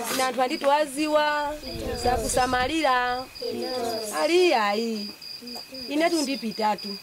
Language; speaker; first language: Nyanja; non-native, local second language; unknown